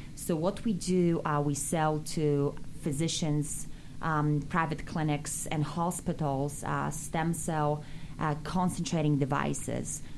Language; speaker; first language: English; non-native, fluent; Polish